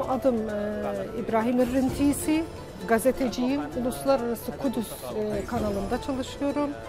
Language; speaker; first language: Turkish; non-native, fluent; Arabic